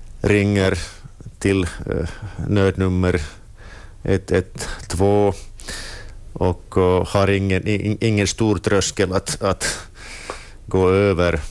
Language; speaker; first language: Swedish; non-native, local second language; Finnish